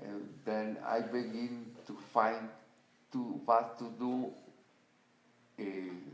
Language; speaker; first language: English; non-native, learner; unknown